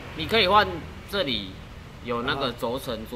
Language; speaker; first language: Chinese; native; Chinese